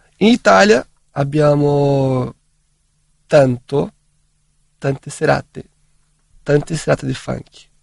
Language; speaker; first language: Italian; non-native, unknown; Portuguese